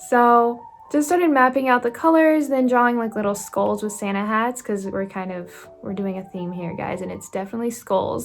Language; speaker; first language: English; native; English